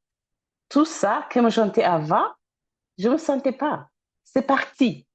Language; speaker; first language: French; non-native, fluent; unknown